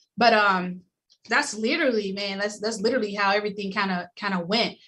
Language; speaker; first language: English; native; English